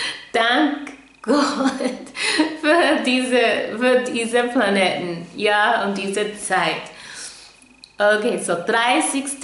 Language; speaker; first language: German; non-native, fluent; English